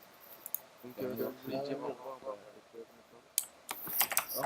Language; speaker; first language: French; native; French